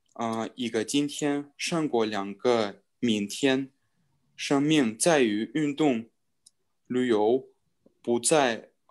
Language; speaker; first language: Chinese; non-native, learner; Russian